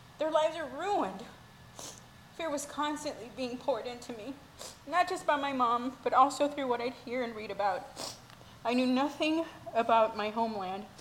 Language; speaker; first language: English; early bilingual, other home language; Spanish